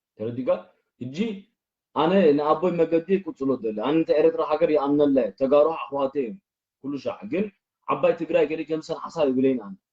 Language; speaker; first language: Tigrinya; early bilingual, heritage; Tigrinya